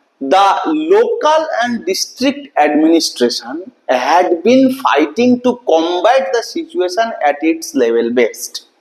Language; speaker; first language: English; non-native, local second language; Bangla